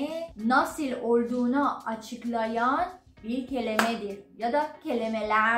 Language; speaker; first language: Turkish; non-native, fluent; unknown